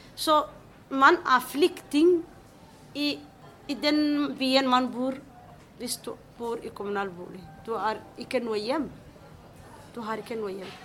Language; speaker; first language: Norwegian; non-native, fluent; Somali